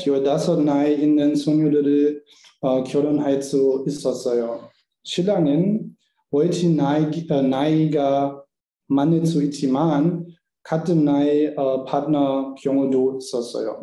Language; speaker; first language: Korean; non-native, learner; German